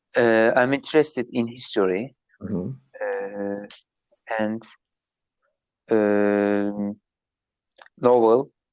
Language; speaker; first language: English; non-native, learner; Turkish